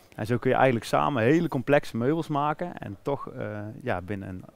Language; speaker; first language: Dutch; native; Dutch